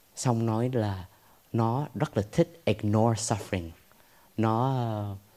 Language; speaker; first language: Vietnamese; early bilingual, heritage; Vietnamese